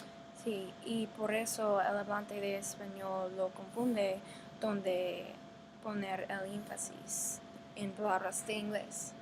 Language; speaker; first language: Spanish; non-native, learner; English